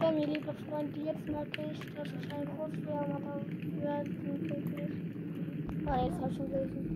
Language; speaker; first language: German; native; German